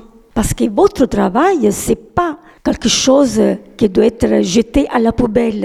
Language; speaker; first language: French; non-native, fluent; Italian